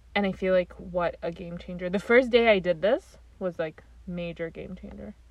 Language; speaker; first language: English; native; English